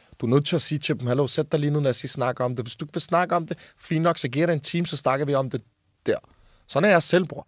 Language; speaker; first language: Danish; early bilingual, other home language; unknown